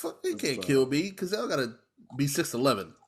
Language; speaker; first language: English; native; English